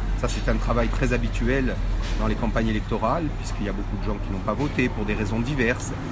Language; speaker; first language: French; native; French